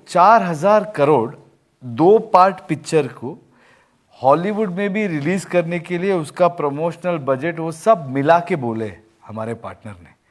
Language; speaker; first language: Hindi; non-native, local second language; Kannada